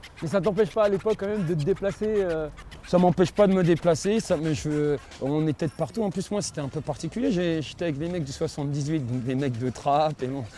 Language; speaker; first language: French; native; French